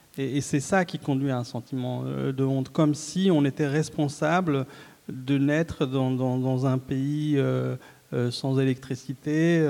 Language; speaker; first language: French; early bilingual, other home language; Arabic